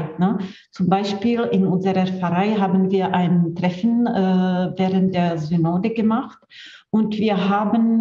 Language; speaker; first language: German; non-native, fluent; Czech